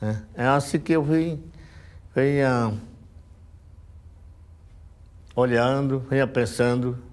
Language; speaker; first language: Portuguese; non-native, local second language; Yanomámi